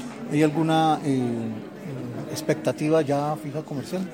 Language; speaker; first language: Spanish; native; Spanish